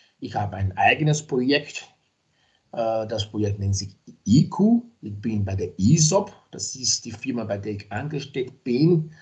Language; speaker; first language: German; non-native, fluent; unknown